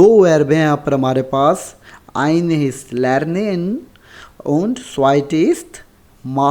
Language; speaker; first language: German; non-native, learner; Urdu